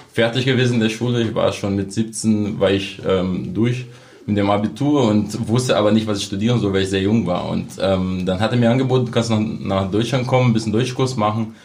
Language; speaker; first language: German; non-native, fluent; Portuguese